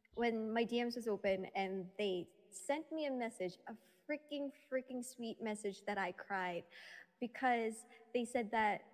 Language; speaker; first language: English; non-native, local second language; Filipino